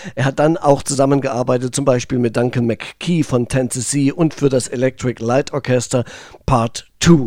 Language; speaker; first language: German; native; German